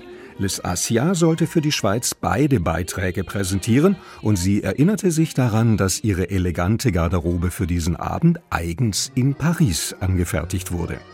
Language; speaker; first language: German; native; German